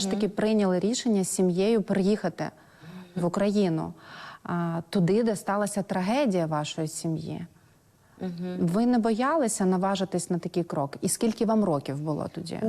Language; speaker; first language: Ukrainian; native; Ukrainian